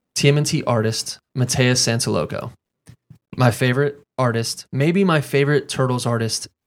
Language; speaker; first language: English; native; English